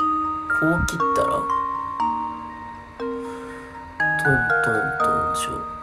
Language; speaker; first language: Japanese; native; Japanese